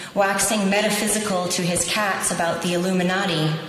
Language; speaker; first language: English; native; English